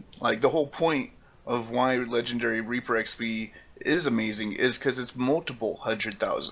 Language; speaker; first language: English; native; English